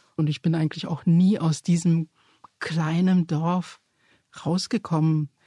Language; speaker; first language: German; early bilingual, other home language; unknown